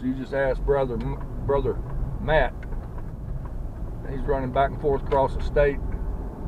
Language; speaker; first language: English; native; English